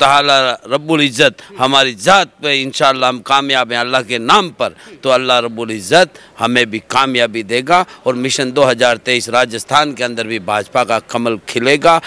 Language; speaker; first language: Hindi; native; Hindi